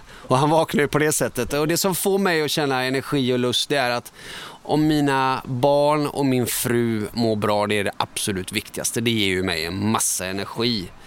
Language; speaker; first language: Swedish; early bilingual, other home language; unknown